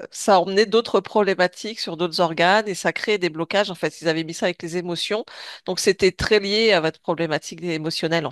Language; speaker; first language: French; native; French